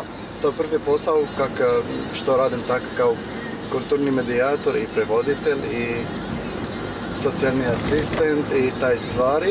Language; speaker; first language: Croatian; non-native, learner; Arabic